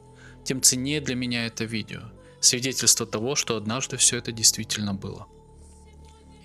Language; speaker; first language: Russian; native; Russian